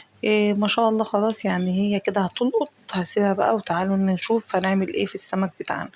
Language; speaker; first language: Arabic; native; Arabic